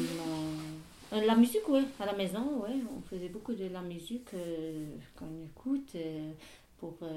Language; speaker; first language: French; non-native, learner; Arabic